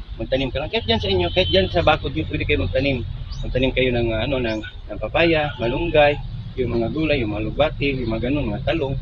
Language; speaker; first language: Filipino; non-native, local second language; Cebuano